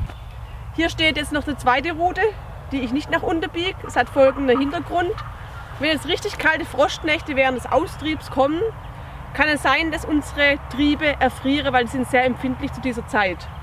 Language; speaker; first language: German; native; German